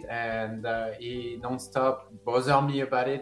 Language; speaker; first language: English; non-native, fluent; French